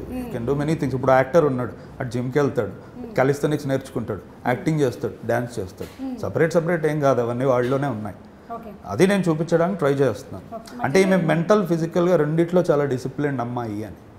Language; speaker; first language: Telugu; native; Telugu